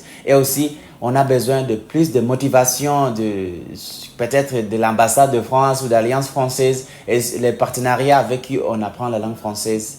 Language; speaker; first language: French; non-native, fluent; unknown